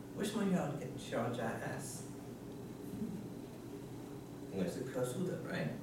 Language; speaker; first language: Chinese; non-native, learner; English